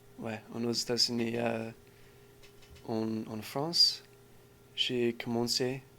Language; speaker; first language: French; non-native, learner; English